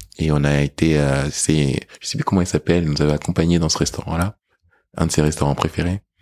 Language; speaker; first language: French; early bilingual, other home language; English